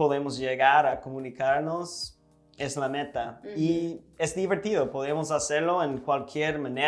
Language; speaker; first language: Spanish; non-native, fluent; English